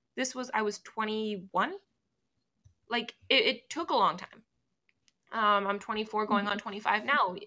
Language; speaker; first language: English; early bilingual, other home language; Spanish